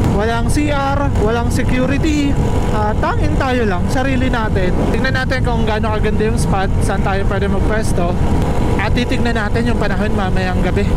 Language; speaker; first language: Filipino; non-native, local second language; Bikol